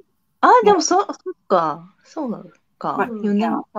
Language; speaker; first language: Japanese; native; Japanese